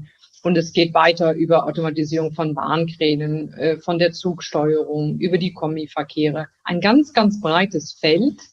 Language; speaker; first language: German; native; German